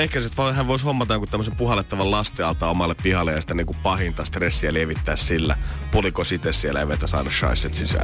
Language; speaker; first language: Finnish; native; Finnish